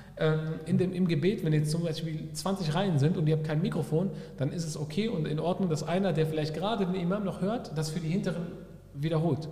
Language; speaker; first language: German; early bilingual, other home language; Arabic